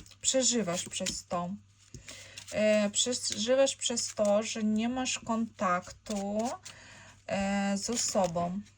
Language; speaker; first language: Polish; non-native, learner; Ukrainian